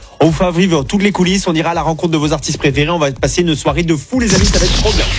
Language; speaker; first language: French; native; French